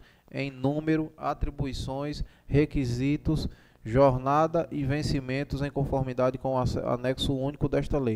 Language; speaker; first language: Portuguese; native; Portuguese